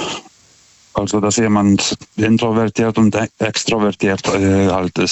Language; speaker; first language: German; non-native, fluent; Lithuanian